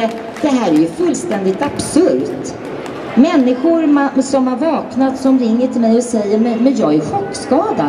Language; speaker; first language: Swedish; native; Swedish